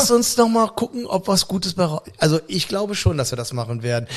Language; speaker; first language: German; native; German